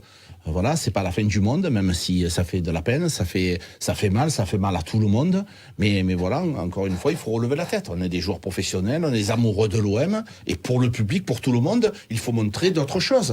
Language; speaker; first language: French; native; French